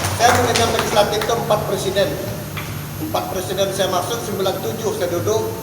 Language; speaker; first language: Indonesian; native; Indonesian